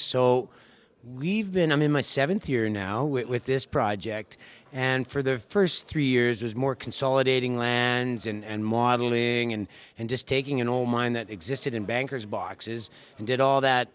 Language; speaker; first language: English; native; English